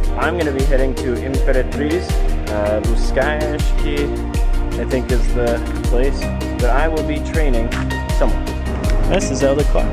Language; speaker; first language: English; native; English